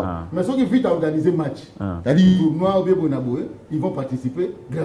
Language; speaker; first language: French; non-native, local second language; Lingala